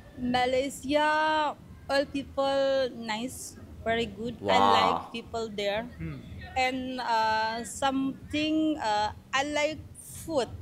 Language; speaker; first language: English; non-native, learner; Indonesian